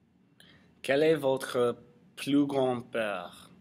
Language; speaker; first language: French; non-native, learner; English